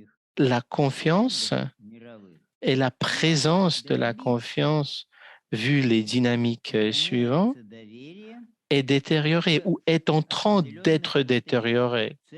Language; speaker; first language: French; non-native, fluent; Russian